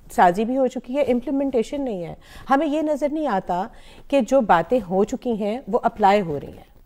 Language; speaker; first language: Urdu; non-native, local second language; Punjabi